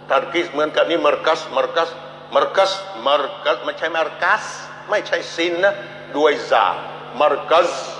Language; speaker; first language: Thai; non-native, local second language; Malay